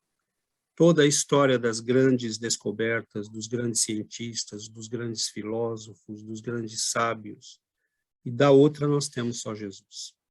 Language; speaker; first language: Portuguese; native; Portuguese